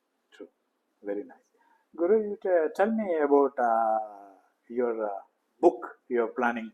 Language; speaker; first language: English; non-native, local second language; Kannada